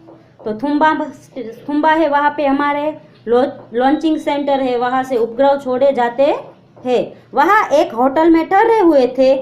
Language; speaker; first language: Hindi; non-native, local second language; Gujarati